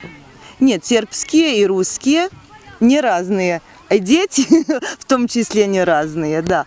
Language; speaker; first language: Russian; non-native, fluent; Serbian